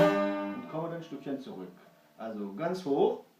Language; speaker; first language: German; early bilingual, other home language; Kurdish